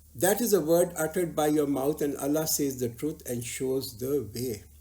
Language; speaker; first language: English; non-native, local second language; Urdu